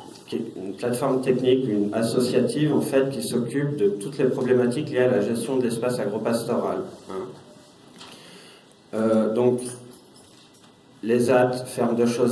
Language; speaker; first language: French; native; French